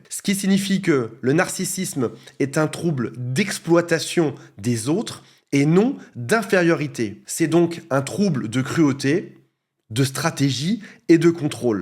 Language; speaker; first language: French; native; French